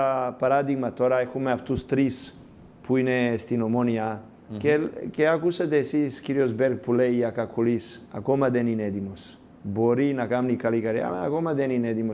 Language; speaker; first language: Greek; non-native, learner; Serbian